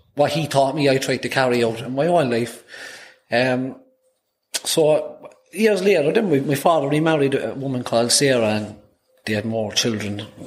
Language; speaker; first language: English; native; English